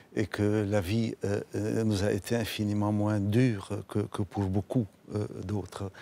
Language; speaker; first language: French; non-native, fluent; Arabic